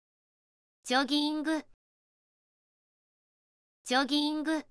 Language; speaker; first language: Japanese; native; Japanese